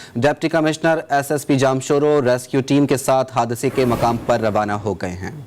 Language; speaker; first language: Urdu; native; Urdu